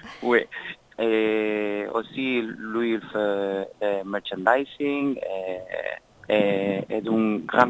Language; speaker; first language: French; non-native, learner; Spanish